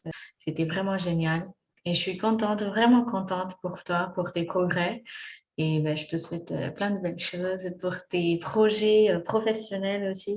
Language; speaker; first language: French; native; French